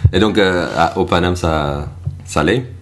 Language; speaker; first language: French; non-native, fluent; English